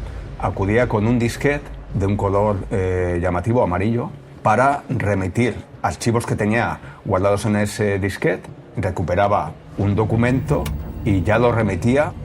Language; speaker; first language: Spanish; native; Spanish